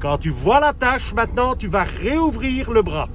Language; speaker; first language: French; native; French